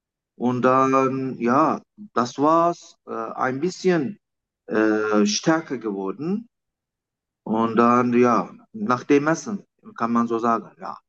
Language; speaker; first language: German; non-native, learner; Turkish